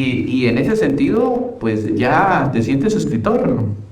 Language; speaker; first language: Spanish; native; Spanish